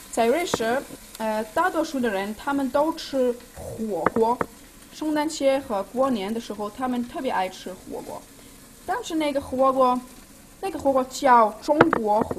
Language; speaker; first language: Chinese; non-native, learner; German